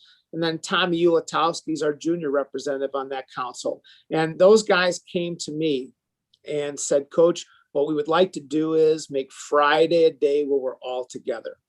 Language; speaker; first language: English; native; English